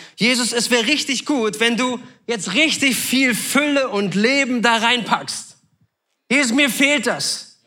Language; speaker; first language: German; native; German